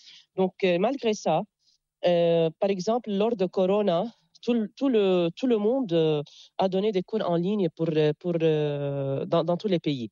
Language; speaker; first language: French; non-native, local second language; Arabic